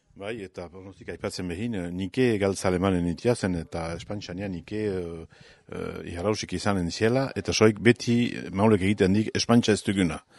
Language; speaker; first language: Basque; native; Basque